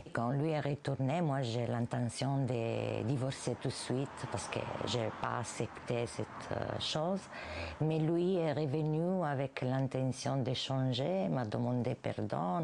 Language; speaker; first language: French; non-native, fluent; Italian